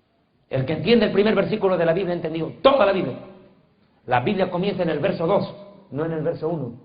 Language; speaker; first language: Spanish; native; Spanish